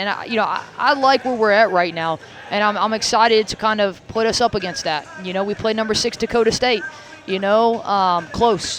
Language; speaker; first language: English; native; English